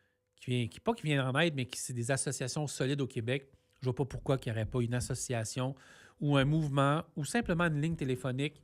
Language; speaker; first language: French; native; French